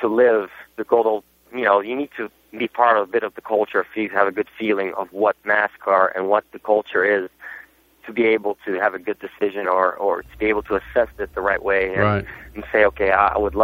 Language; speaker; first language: English; non-native, fluent; Portuguese